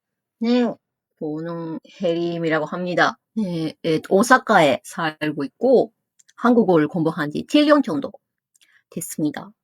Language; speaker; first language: Korean; non-native, fluent; Japanese